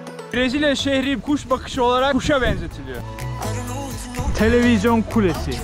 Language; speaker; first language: Turkish; native; Turkish